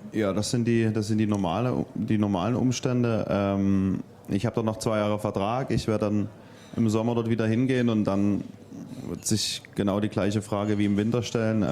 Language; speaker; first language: German; native; German